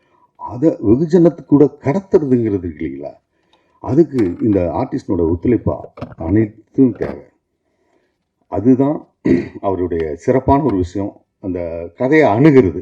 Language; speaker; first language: Tamil; native; Tamil